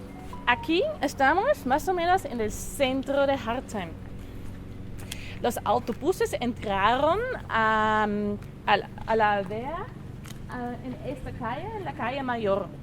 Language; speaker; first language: Spanish; non-native, learner; German